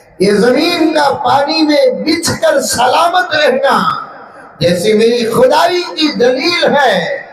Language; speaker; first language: Urdu; native; Urdu